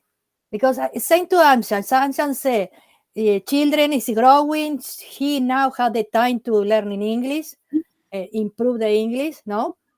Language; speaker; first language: English; non-native, learner; Spanish